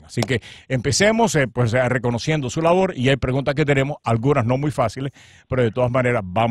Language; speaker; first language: Spanish; native; Spanish